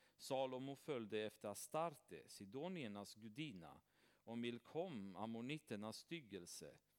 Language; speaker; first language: Swedish; non-native, fluent; Romanian